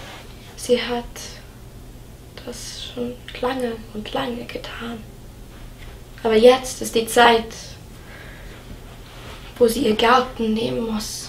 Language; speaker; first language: German; non-native, fluent; English